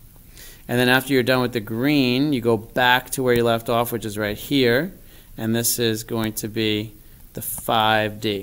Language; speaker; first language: English; native; English